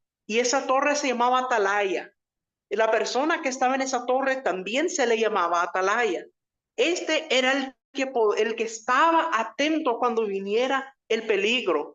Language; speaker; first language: Spanish; native; Spanish